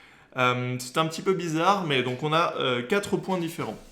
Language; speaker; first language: French; native; French